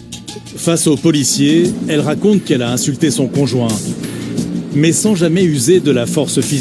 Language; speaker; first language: French; native; French